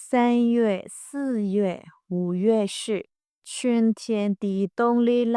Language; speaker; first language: Chinese; non-native, fluent; Burmese